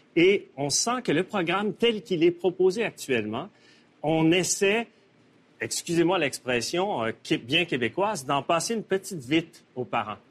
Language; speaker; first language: French; native; French